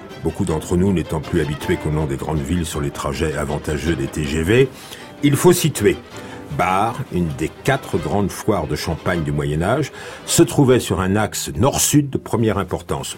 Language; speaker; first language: French; native; French